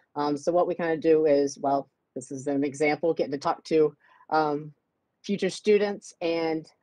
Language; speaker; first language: English; native; English